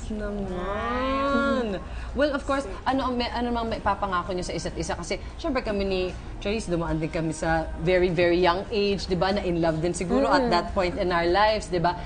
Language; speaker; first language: Filipino; native; Filipino